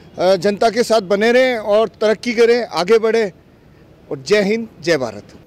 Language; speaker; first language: Hindi; native; Hindi